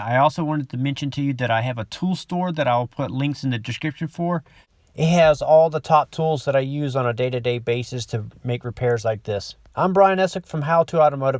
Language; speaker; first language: English; native; English